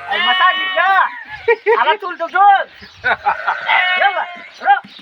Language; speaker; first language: Arabic; non-native, learner; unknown